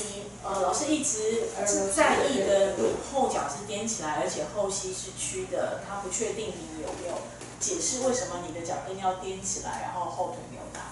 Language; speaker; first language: Chinese; native; Chinese